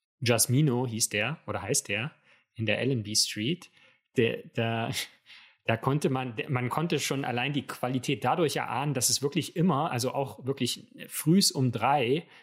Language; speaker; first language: German; native; German